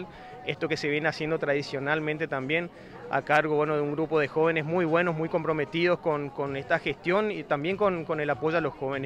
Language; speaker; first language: Spanish; native; Spanish